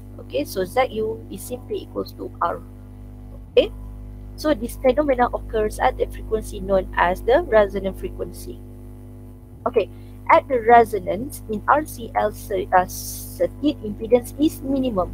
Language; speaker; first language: English; non-native, local second language; Malay